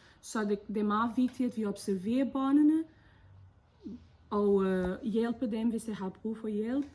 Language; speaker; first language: Danish; non-native, fluent; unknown